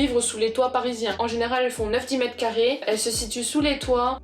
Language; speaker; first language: French; native; French